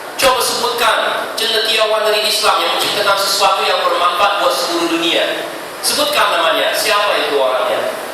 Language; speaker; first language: Indonesian; non-native, fluent; English